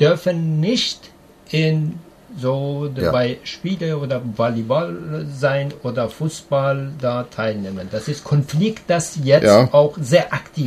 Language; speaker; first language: German; non-native, learner; Persian